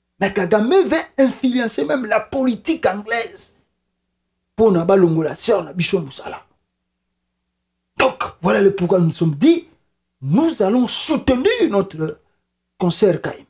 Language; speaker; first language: French; non-native, local second language; Lingala